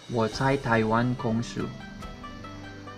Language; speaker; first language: Chinese; non-native, fluent; Filipino